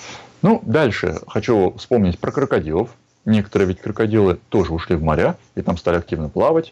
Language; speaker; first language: Russian; native; Russian